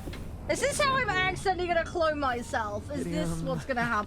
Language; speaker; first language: English; native; English